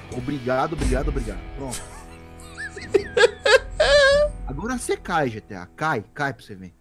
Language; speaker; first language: Portuguese; native; Portuguese